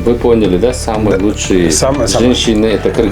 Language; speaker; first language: Russian; non-native, local second language; Kyrgyz